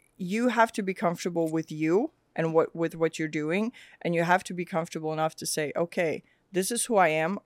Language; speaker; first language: English; early bilingual, other home language; Swedish